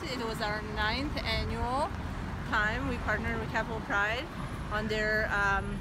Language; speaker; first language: English; non-native, fluent; Serbian